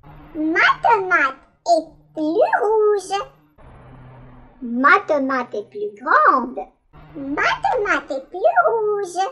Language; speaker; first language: French; non-native, learner; Russian